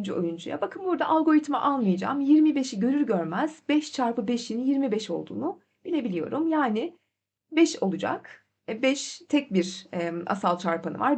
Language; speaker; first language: Turkish; native; Turkish